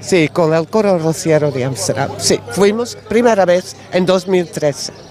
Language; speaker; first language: Spanish; non-native, learner; Dutch